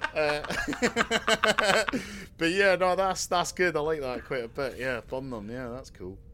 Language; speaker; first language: English; native; English